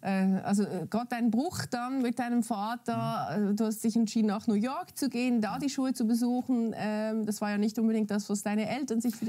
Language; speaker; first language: German; native; German